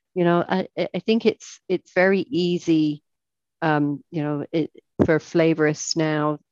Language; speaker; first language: English; native; English